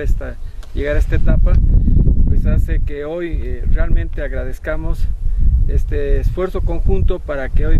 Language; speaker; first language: Spanish; native; Spanish